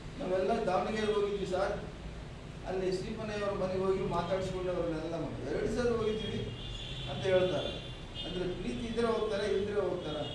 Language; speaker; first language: Kannada; non-native, local second language; Telugu